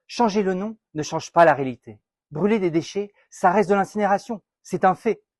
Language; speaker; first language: French; native; French